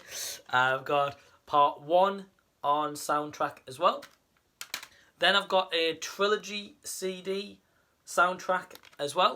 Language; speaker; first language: English; native; English